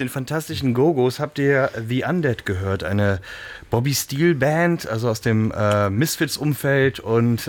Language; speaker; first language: German; native; German